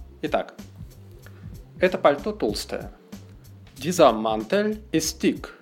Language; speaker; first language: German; non-native, fluent; Russian